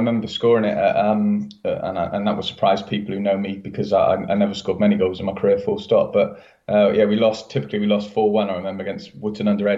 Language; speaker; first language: English; native; English